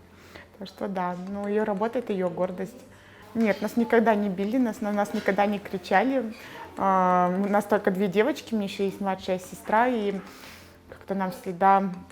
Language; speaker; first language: Russian; native; Russian